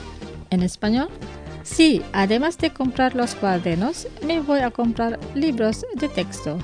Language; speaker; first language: Spanish; non-native, fluent; Indonesian